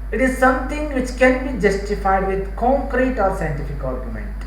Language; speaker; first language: English; non-native, local second language; Kannada